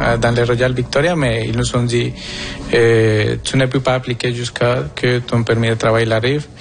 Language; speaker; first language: French; non-native, fluent; Spanish